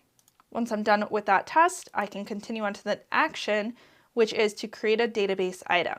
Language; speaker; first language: English; native; English